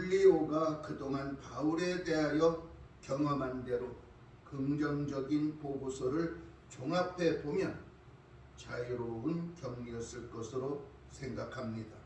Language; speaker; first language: Korean; native; Korean